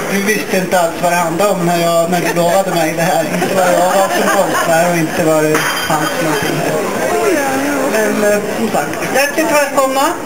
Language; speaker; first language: Swedish; native; Swedish